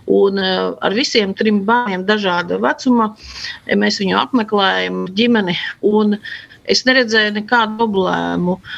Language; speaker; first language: Latvian; native; Latvian